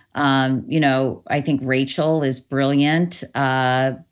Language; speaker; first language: English; native; English